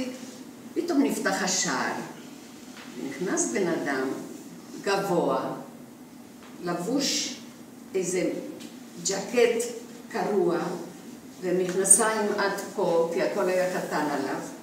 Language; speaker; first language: Hebrew; non-native, fluent; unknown